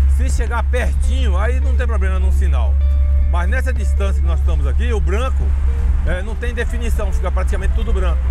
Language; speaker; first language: Portuguese; native; Portuguese